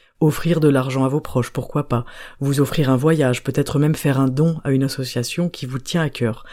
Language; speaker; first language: French; native; French